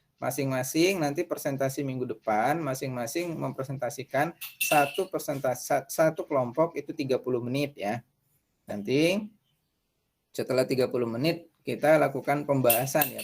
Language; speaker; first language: Indonesian; native; Indonesian